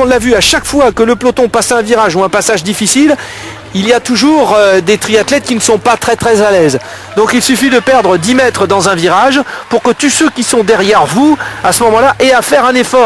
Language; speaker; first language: French; native; French